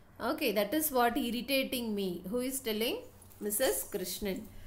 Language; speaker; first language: English; non-native, local second language; Tamil